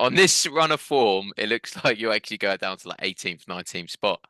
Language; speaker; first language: English; native; English